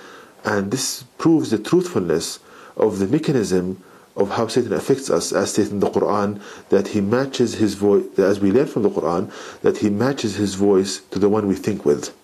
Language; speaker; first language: English; non-native, fluent; Arabic